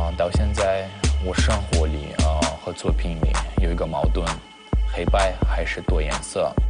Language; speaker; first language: Chinese; non-native, fluent; Russian